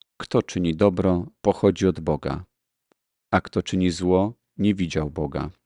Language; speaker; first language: Polish; native; Polish